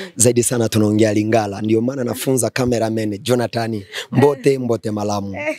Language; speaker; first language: Swahili; non-native, local second language; Lingala